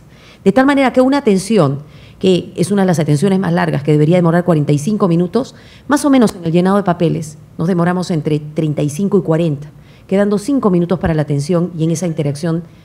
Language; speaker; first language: Spanish; native; Spanish